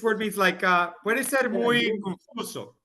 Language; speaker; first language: Spanish; non-native, fluent; English